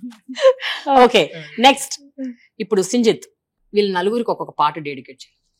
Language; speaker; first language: Telugu; native; Telugu